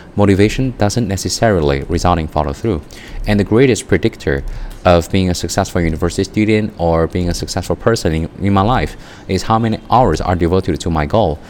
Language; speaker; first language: English; non-native, fluent; Chinese